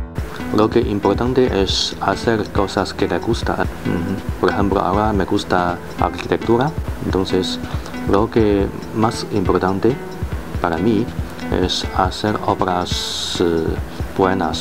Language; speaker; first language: Spanish; non-native, learner; Chinese